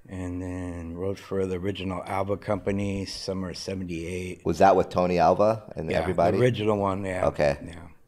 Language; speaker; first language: English; native; English